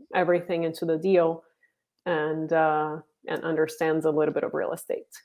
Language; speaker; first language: English; non-native, fluent; Portuguese